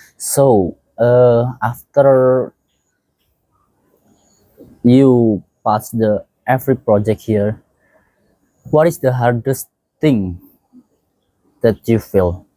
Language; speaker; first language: English; non-native, fluent; Indonesian